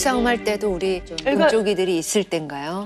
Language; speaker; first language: Korean; native; Korean